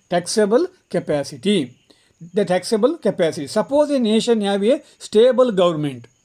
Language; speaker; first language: English; non-native, local second language; Kannada